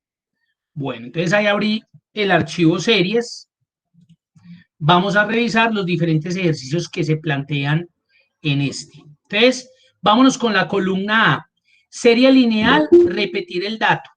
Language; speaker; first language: Spanish; native; Spanish